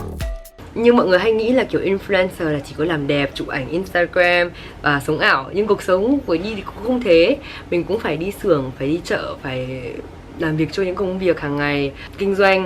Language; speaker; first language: Vietnamese; early bilingual, heritage; Vietnamese